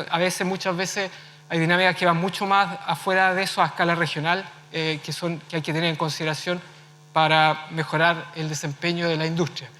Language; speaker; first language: Spanish; native; Spanish